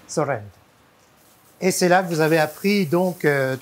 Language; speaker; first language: French; native; French